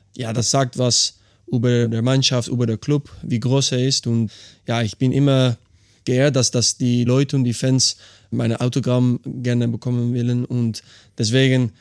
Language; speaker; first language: German; non-native, learner; Dutch